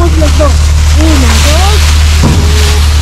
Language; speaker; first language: Spanish; non-native, learner; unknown